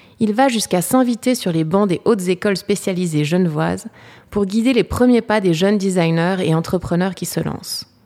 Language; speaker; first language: French; native; French